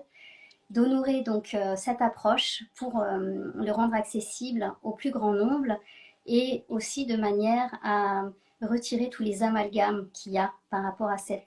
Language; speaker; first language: French; native; French